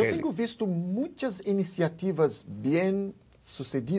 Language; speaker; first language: Spanish; non-native, fluent; Portuguese